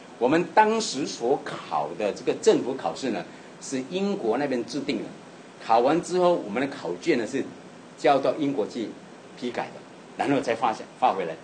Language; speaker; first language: Chinese; native; Chinese